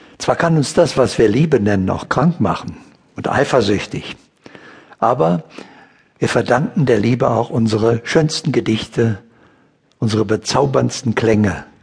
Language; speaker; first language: German; native; German